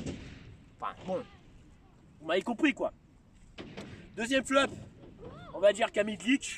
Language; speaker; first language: French; native; French